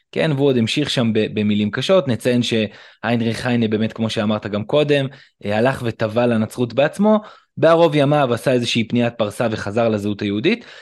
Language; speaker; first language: Hebrew; native; Hebrew